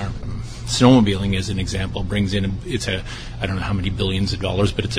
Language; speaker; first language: English; native; English